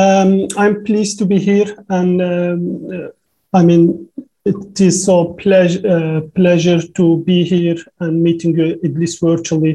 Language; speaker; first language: English; non-native, fluent; Turkish